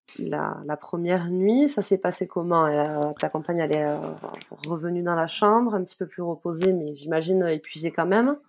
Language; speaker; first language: French; native; French